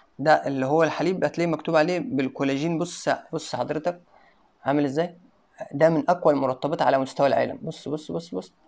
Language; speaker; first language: Arabic; native; Arabic